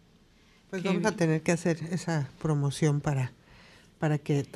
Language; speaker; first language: Spanish; native; Spanish